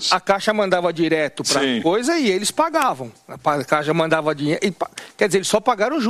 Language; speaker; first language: Portuguese; native; Portuguese